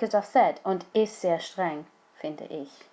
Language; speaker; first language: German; non-native, fluent; English